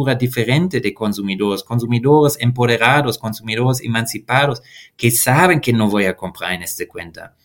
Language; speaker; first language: Spanish; non-native, fluent; German